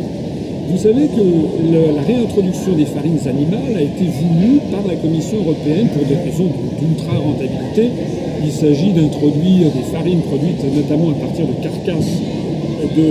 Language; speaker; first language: French; native; French